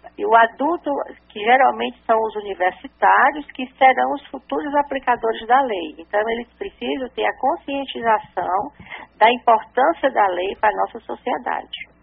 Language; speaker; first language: Portuguese; native; Portuguese